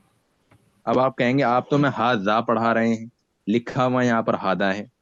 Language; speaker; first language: Hindi; native; Hindi